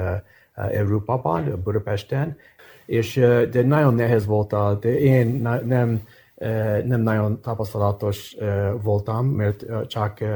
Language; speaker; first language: Hungarian; early bilingual, heritage; English